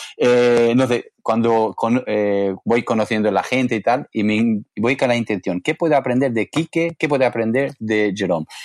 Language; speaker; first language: Spanish; non-native, fluent; English